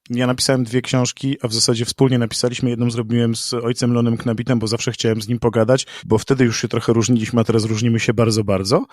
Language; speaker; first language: Polish; native; Polish